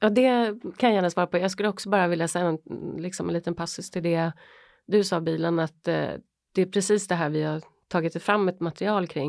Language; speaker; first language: Swedish; native; Swedish